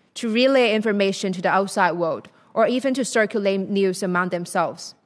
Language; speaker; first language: English; non-native, local second language; Cantonese